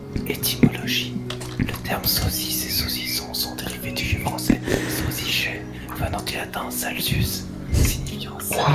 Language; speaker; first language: French; native; French